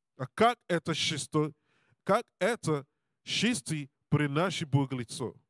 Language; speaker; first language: Russian; non-native, learner; English